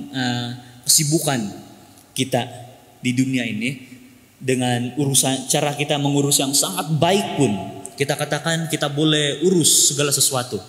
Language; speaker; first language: Malay; native; Malay